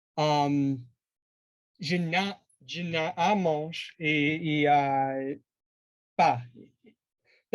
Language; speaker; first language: French; non-native, learner; English